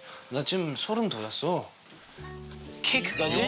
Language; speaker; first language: Korean; non-native, fluent; Cantonese